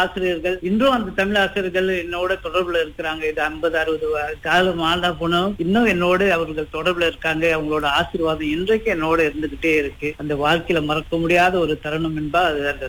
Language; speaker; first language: Tamil; early bilingual, heritage; Tamil